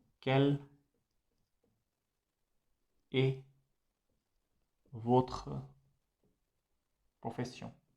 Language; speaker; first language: French; non-native, fluent; Hindi